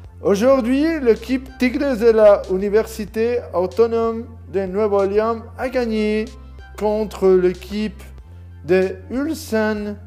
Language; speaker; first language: French; non-native, learner; Spanish